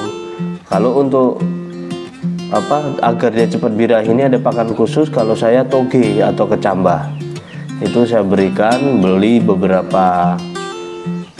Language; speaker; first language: Indonesian; non-native, local second language; Javanese